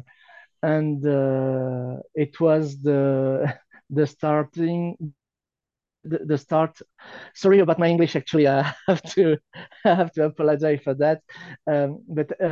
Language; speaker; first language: English; non-native, fluent; French